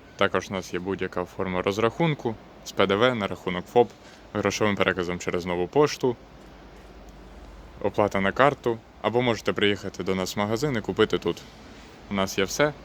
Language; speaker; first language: Ukrainian; native; Ukrainian